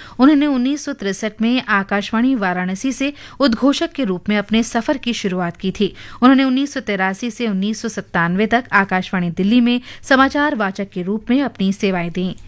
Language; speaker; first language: Hindi; native; Hindi